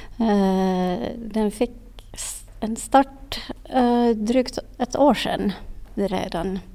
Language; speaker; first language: Swedish; non-native, fluent; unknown